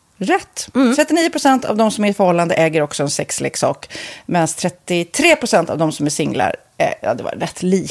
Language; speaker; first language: Swedish; native; Swedish